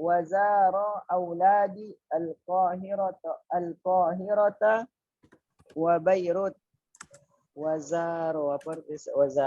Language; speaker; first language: Arabic; non-native, learner; Indonesian